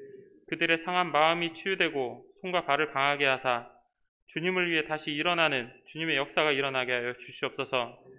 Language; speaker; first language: Korean; native; Korean